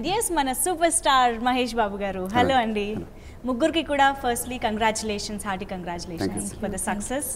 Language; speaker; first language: Telugu; native; Telugu